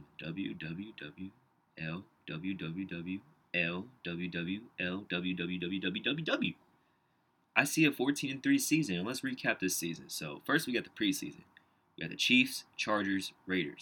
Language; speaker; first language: English; native; English